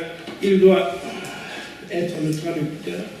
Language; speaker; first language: French; non-native, learner; German